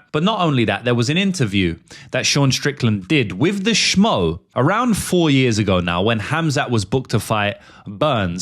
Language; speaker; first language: English; native; English